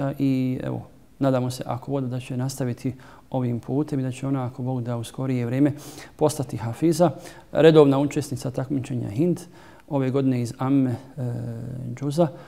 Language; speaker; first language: Bosnian; native; Bosnian